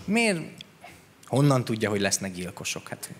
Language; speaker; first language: Hungarian; native; Hungarian